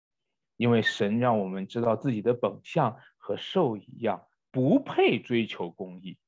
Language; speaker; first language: Chinese; native; Chinese